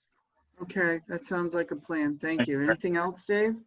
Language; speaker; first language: English; native; English